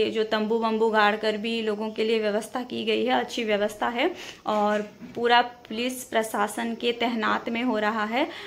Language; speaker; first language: Hindi; native; Hindi